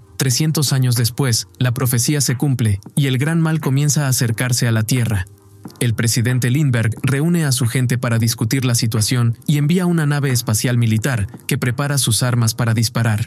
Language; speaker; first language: Spanish; native; Spanish